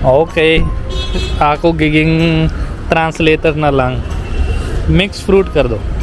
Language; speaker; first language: Filipino; non-native, learner; Hindi